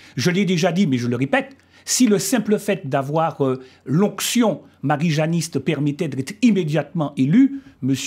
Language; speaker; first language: French; native; French